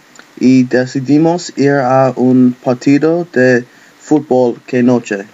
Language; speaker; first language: Spanish; non-native, learner; English